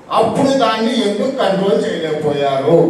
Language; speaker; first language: Telugu; native; Telugu